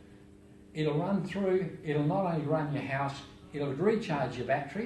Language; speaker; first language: English; native; English